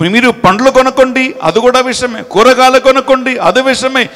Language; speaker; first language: Telugu; non-native, local second language; Malayalam